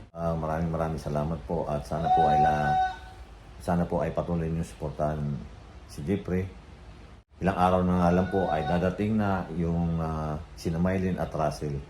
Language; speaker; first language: Filipino; native; Filipino